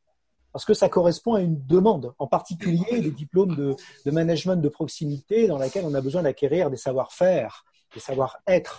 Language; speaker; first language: French; native; French